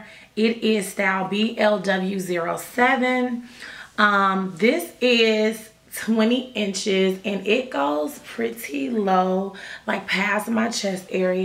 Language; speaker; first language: English; native; English